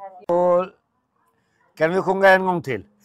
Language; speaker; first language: Swedish; non-native, learner; Hindi